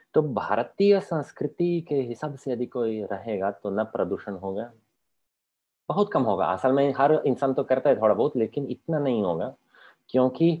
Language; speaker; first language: Hindi; non-native, fluent; Polish